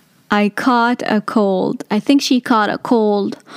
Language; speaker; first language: English; non-native, fluent; Arabic